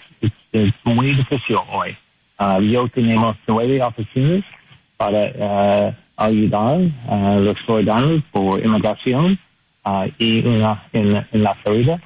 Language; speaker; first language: Spanish; non-native, learner; English